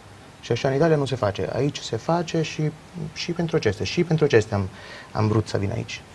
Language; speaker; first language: Romanian; non-native, learner; Italian